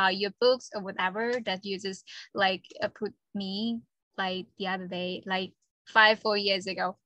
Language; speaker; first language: English; non-native, fluent; Thai